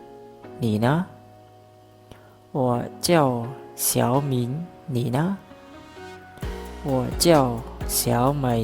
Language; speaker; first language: Chinese; non-native, fluent; Khmer